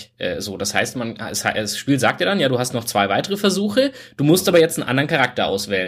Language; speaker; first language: German; native; German